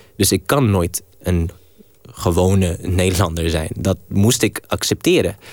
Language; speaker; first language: Dutch; early bilingual, heritage; Dutch